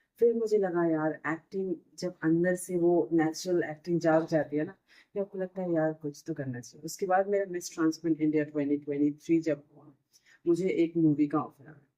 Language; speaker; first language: Hindi; non-native, local second language; Bangla